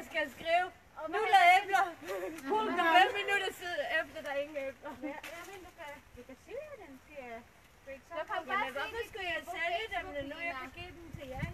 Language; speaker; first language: Danish; non-native, fluent; Filipino